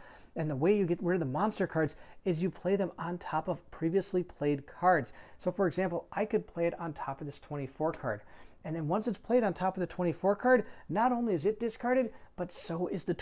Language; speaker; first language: English; native; English